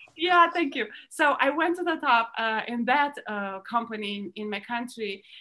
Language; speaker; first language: English; non-native, fluent; Romanian